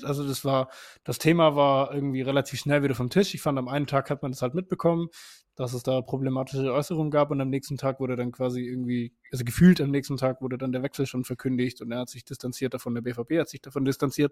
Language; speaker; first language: German; native; German